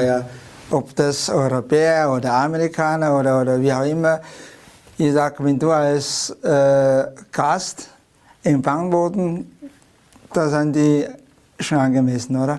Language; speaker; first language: German; non-native, fluent; Chinese